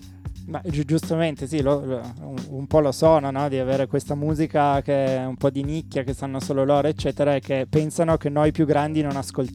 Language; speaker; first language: Italian; native; Italian